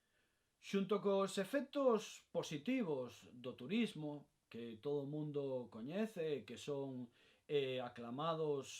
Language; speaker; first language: Galician; non-native, local second language; Spanish